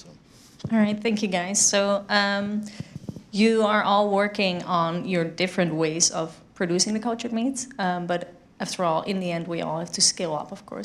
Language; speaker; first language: English; non-native, fluent; Dutch